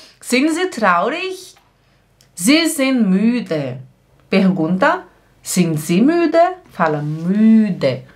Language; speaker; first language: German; non-native, fluent; Portuguese